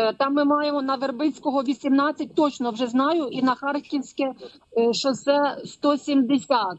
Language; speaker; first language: Ukrainian; non-native, fluent; Polish